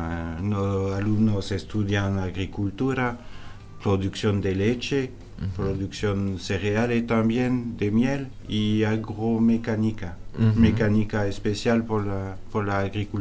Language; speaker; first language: Spanish; non-native, learner; French